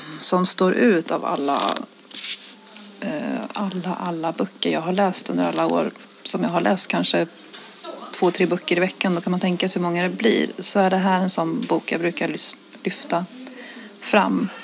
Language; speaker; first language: Swedish; native; Swedish